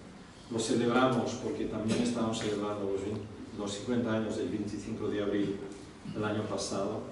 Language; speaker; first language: Spanish; non-native, fluent; Portuguese